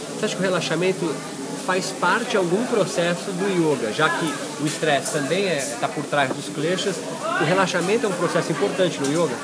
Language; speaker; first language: Portuguese; native; Portuguese